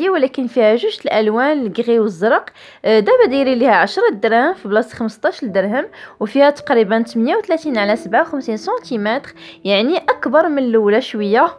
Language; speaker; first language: Arabic; native; Arabic